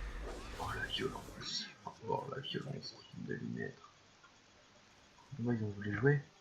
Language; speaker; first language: French; native; French